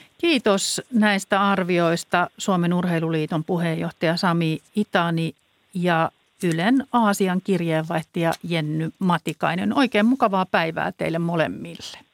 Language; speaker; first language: Finnish; native; Finnish